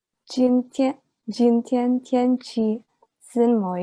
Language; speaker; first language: Chinese; non-native, learner; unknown